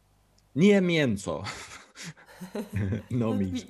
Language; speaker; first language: Polish; non-native, learner; English